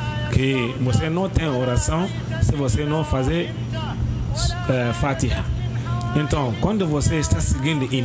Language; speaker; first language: Portuguese; non-native, learner; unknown